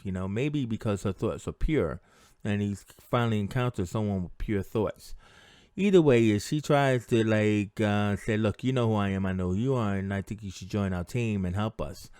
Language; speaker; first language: English; native; English